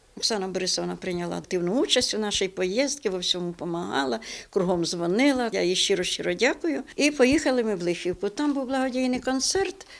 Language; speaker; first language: Ukrainian; non-native, local second language; Russian